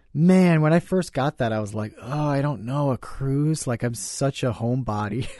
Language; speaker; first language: English; native; English